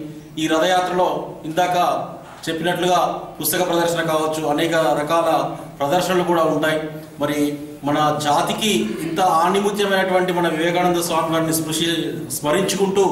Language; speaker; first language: Telugu; native; Telugu